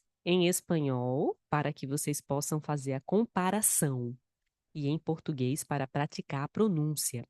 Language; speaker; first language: Portuguese; non-native, fluent; Spanish